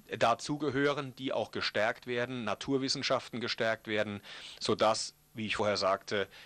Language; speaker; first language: German; native; German